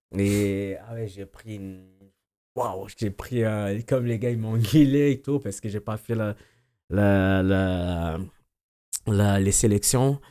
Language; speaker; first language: French; non-native, fluent; Portuguese